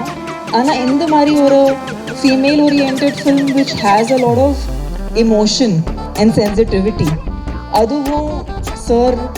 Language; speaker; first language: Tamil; non-native, fluent; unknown